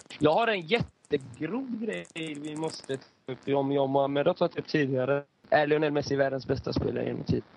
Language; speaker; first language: Swedish; early bilingual, other home language; Persian